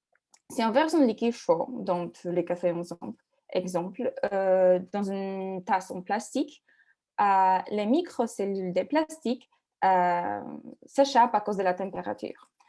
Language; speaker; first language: French; non-native, fluent; Spanish